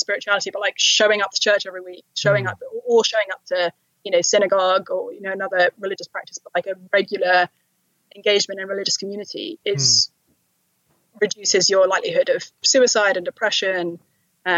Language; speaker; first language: English; native; English